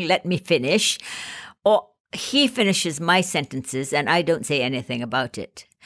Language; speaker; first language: English; non-native, local second language; Malay